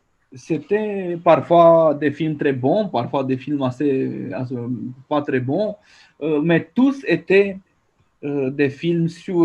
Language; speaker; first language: French; non-native, fluent; Romanian